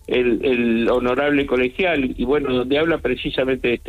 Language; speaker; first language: Spanish; native; Spanish